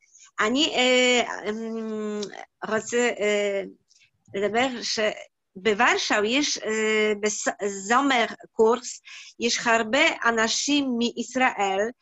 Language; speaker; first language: Hebrew; non-native, learner; Polish